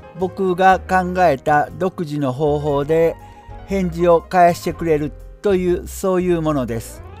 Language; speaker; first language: Japanese; native; Japanese